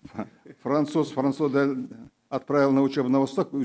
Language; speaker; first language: Russian; non-native, local second language; Kazakh